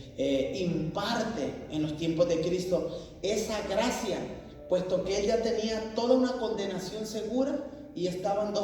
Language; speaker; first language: Spanish; native; Spanish